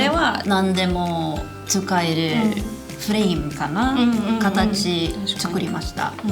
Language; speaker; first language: Japanese; non-native, fluent; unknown